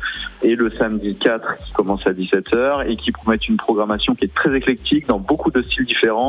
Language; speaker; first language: French; native; French